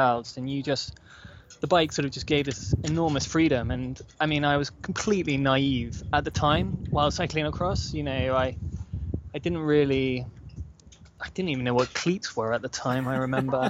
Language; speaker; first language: English; native; English